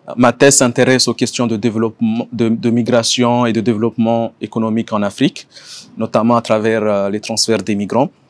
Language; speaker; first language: French; non-native, local second language; Ngazidja Comorian